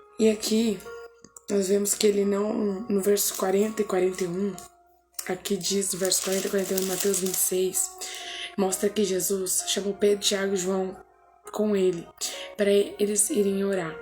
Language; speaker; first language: Portuguese; native; Portuguese